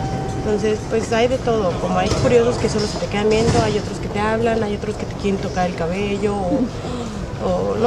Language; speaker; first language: Spanish; native; Spanish